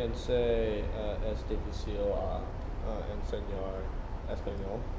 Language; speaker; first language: Spanish; non-native, learner; English